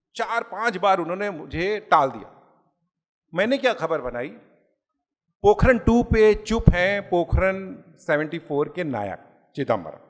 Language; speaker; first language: Hindi; native; Hindi